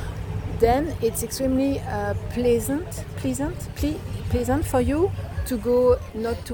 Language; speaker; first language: English; non-native, fluent; French